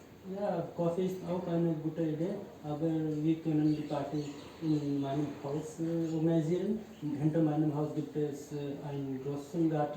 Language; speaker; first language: German; non-native, learner; Hindi